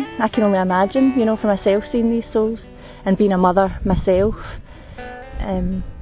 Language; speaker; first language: English; native; English